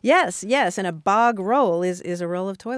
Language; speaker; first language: English; native; English